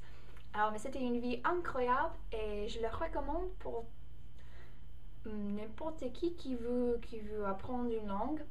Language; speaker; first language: French; non-native, learner; English